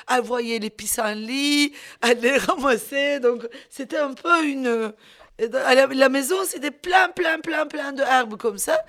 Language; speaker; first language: French; non-native, fluent; Turkish